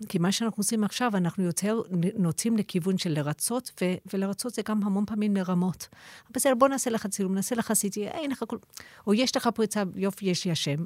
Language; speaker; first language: Hebrew; non-native, fluent; English